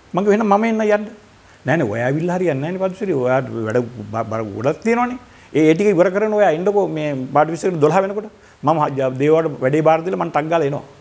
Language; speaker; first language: Sinhala; native; Sinhala